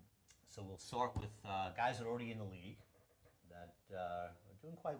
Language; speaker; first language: English; native; English